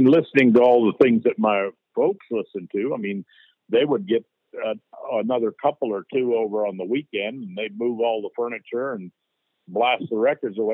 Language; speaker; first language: English; native; English